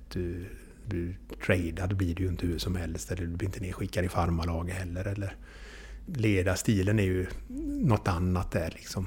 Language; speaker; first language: Swedish; native; Swedish